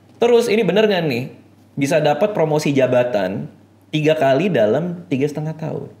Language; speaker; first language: Indonesian; native; Indonesian